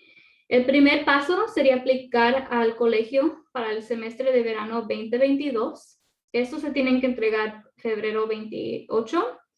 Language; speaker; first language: Spanish; early bilingual, other home language; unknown